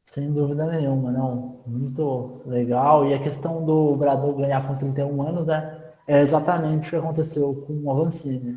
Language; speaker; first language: Portuguese; native; Portuguese